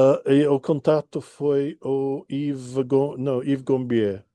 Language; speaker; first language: Portuguese; non-native, fluent; English